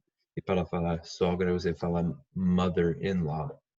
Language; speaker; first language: Portuguese; non-native, fluent; English